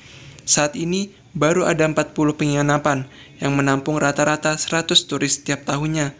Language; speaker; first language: Indonesian; native; Indonesian